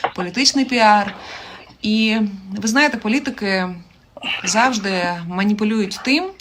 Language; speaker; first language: Ukrainian; native; Ukrainian